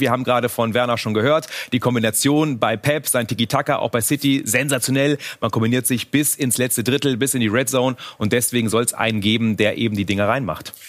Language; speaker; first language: German; native; German